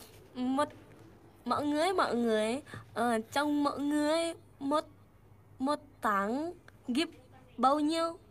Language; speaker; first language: Vietnamese; non-native, learner; Indonesian